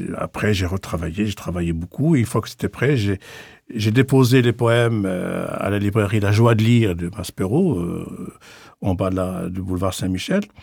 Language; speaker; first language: French; non-native, local second language; Arabic